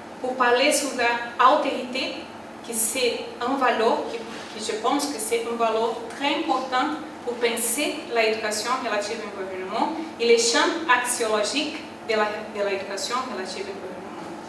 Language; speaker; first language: French; non-native, learner; Portuguese